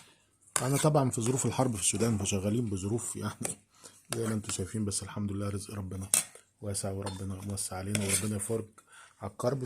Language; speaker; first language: Arabic; native; Arabic